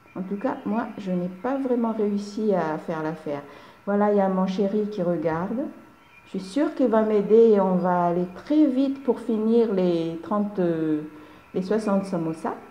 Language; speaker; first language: French; non-native, local second language; Malagasy